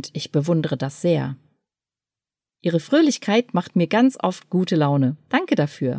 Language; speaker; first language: German; native; German